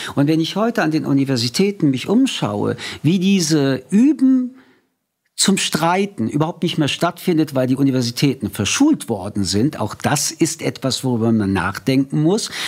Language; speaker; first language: German; early bilingual, other home language; French